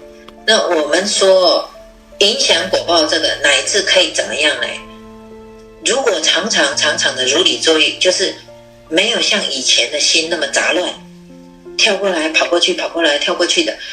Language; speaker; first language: Chinese; native; Chinese